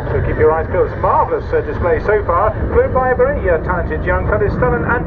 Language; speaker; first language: English; native; English